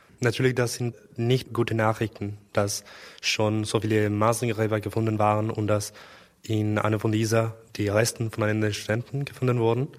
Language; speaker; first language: German; non-native, learner; Spanish